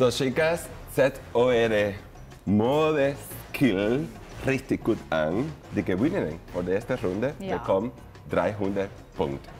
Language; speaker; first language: German; non-native, fluent; Spanish